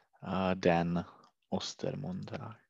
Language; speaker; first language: German; non-native, learner; Czech